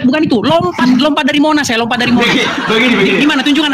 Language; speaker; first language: Indonesian; native; Indonesian